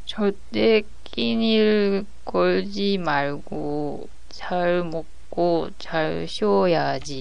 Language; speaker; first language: Korean; non-native, learner; Japanese